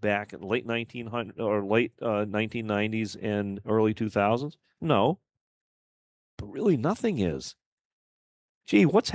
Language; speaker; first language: English; native; English